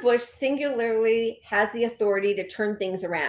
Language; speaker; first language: English; native; English